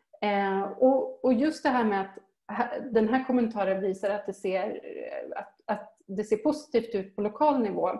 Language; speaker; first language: Swedish; native; Swedish